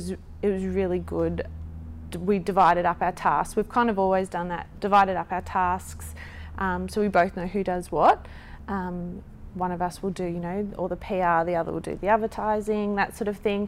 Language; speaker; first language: English; native; English